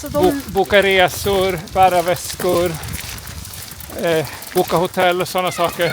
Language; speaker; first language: Swedish; native; Swedish